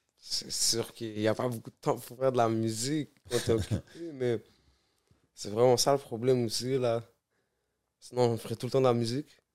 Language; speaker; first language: French; early bilingual, other home language; Arabic